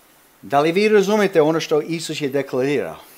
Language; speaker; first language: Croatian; early bilingual, heritage; Croatian